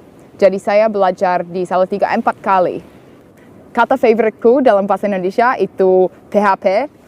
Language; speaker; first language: Indonesian; non-native, fluent; English